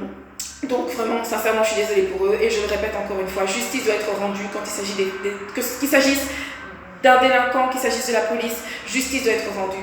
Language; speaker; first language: French; native; French